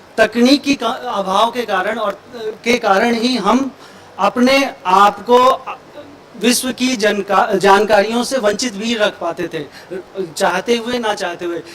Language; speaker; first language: Hindi; native; Hindi